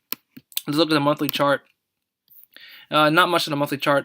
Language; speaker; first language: English; native; English